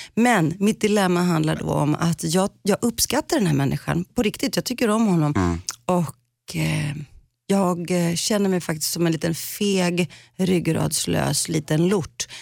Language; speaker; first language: Swedish; early bilingual, other home language; Greek